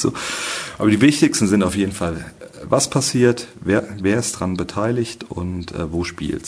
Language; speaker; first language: German; native; German